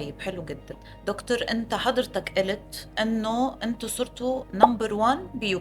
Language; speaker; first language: Arabic; native; Arabic